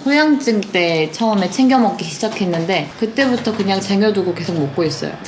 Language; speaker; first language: Korean; native; Korean